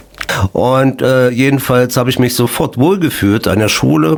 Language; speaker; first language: German; native; German